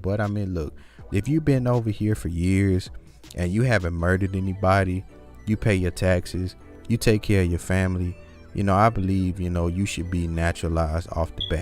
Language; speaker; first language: English; native; English